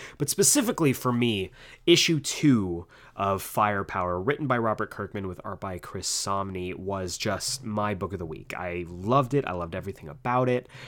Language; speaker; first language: English; native; English